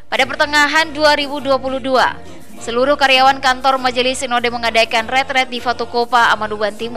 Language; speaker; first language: Indonesian; native; Indonesian